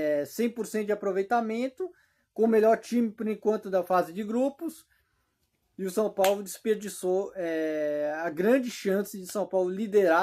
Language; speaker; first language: Portuguese; native; Portuguese